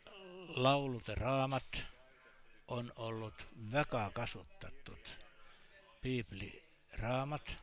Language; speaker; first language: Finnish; non-native, learner; Estonian